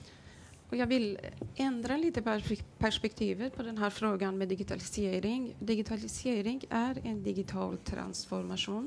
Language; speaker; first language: Swedish; non-native, fluent; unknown